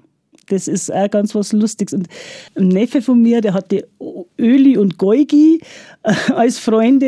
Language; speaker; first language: German; native; German